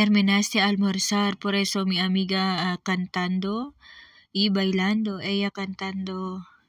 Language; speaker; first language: Spanish; non-native, learner; Filipino